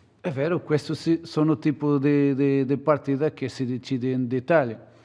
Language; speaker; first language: Italian; non-native, fluent; Portuguese